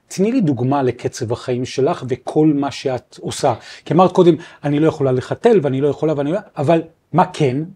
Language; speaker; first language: Hebrew; native; Hebrew